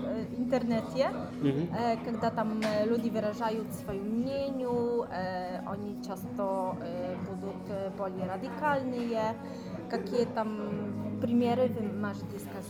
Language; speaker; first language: Russian; non-native, learner; Polish